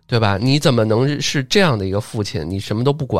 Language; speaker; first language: Chinese; native; Chinese